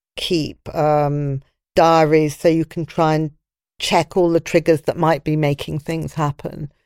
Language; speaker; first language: English; native; English